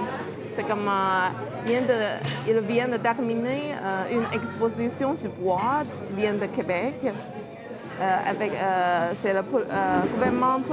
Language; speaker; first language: French; non-native, learner; Chinese